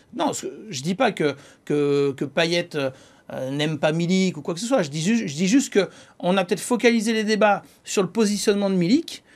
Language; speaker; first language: French; native; French